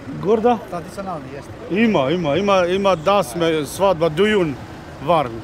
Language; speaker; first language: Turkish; non-native, learner; Gurani